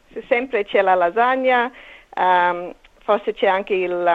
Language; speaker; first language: Italian; early bilingual, heritage; English